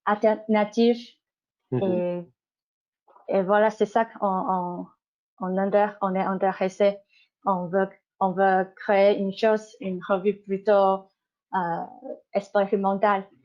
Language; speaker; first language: French; non-native, fluent; Chinese